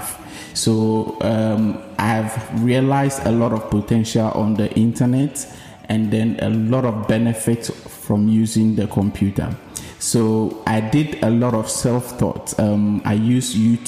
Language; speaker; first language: English; non-native, local second language; Akan